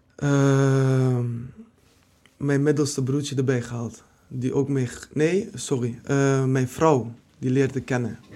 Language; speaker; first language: Dutch; early bilingual, other home language; Kurdish